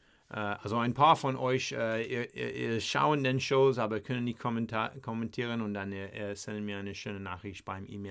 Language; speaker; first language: German; non-native, learner; English